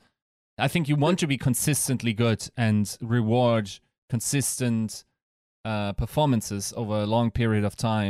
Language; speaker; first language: English; non-native, fluent; German